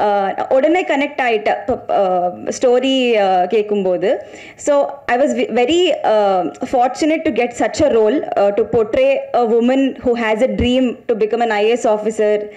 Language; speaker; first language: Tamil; non-native, learner; Telugu